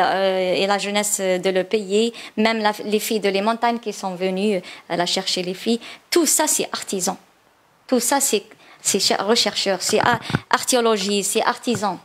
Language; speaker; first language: French; non-native, learner; Chinese